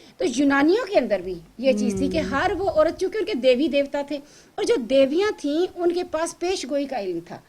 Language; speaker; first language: Urdu; native; Urdu